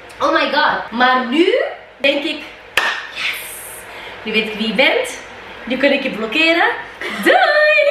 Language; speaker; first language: Dutch; early bilingual, other home language; Riffian